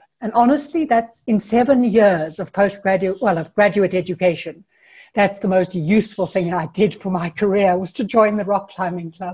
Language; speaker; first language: English; native; English